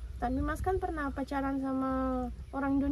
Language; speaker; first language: Indonesian; non-native, fluent; Russian